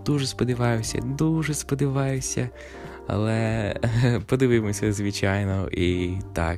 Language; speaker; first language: Ukrainian; non-native, fluent; English